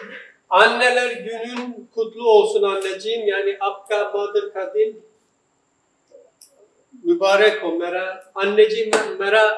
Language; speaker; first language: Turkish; non-native, fluent; Urdu